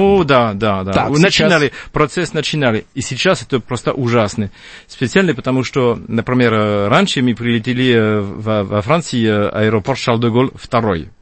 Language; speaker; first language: Russian; non-native, fluent; French